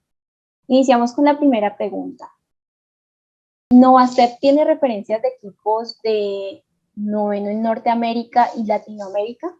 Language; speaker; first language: Spanish; native; Spanish